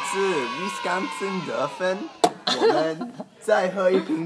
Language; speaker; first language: Chinese; non-native, learner; English